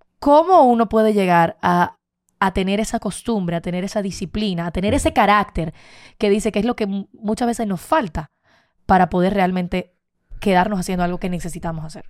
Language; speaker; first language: Spanish; native; Spanish